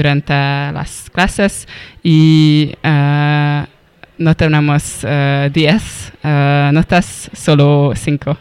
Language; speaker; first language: Spanish; non-native, learner; Hungarian